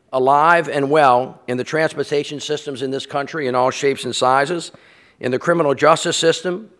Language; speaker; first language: English; native; English